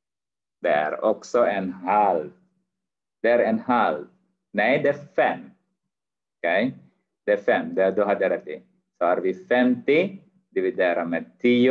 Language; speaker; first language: Swedish; non-native, fluent; Arabic